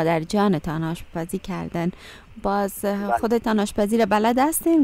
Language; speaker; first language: Persian; native; Persian